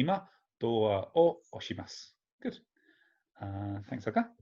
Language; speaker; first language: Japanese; non-native, fluent; English